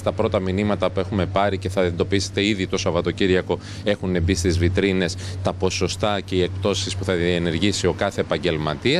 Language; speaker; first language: Greek; native; Greek